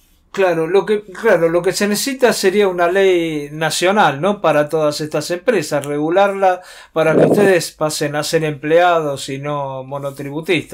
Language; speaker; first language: Spanish; native; Spanish